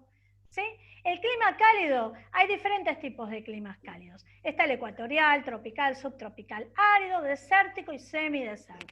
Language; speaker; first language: Spanish; native; Spanish